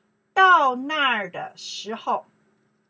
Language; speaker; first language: Chinese; non-native, learner; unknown